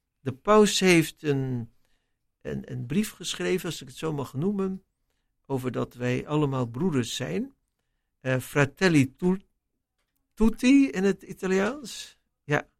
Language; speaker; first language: Dutch; native; Dutch